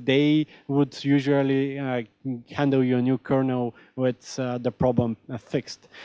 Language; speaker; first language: English; non-native, fluent; Bulgarian